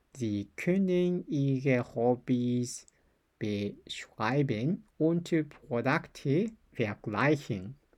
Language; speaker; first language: German; non-native, learner; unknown